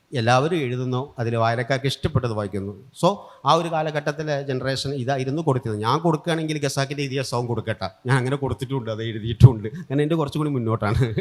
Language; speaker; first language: Malayalam; native; Malayalam